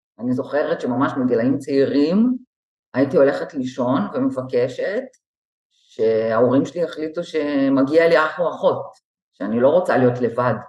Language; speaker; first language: Hebrew; native; Hebrew